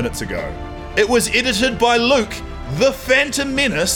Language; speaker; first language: English; native; English